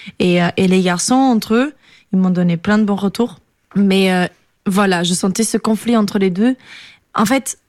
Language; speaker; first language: French; non-native, fluent; Portuguese